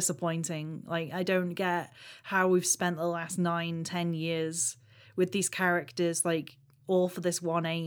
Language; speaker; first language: English; native; English